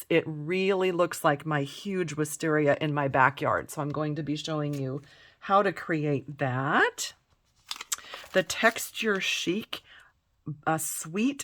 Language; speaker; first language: English; native; English